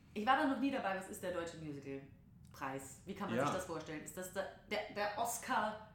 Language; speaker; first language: German; native; German